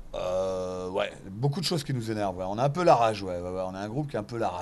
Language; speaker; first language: French; native; French